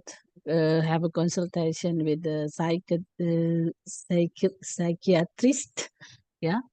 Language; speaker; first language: English; non-native, learner; Indonesian